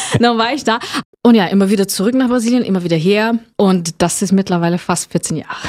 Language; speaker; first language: German; non-native, fluent; Portuguese